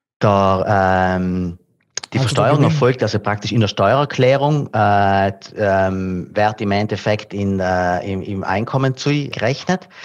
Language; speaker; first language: German; non-native, local second language; Italian